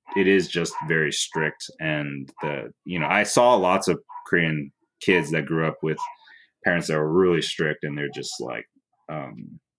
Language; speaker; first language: English; native; English